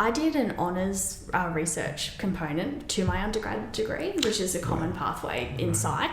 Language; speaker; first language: English; native; English